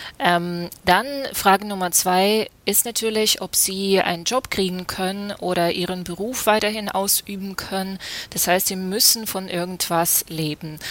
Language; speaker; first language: German; non-native, fluent; Russian